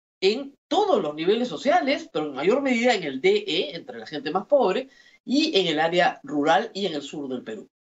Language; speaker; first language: Spanish; native; Spanish